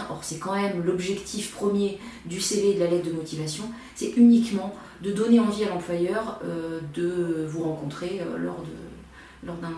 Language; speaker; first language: French; native; French